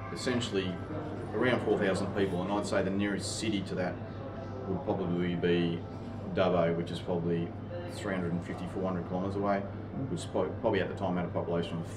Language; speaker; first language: English; native; English